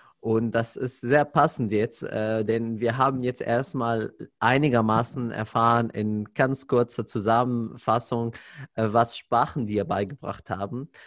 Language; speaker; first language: German; non-native, fluent; Arabic